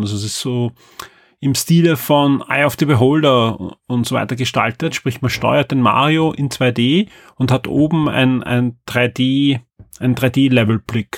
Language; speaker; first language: German; native; German